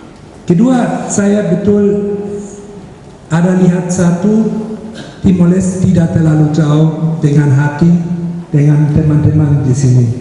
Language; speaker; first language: Indonesian; non-native, fluent; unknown